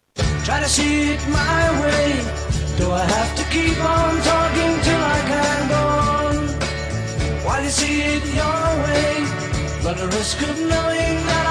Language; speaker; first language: English; native; English